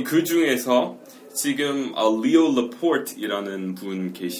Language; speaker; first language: Korean; non-native, fluent; English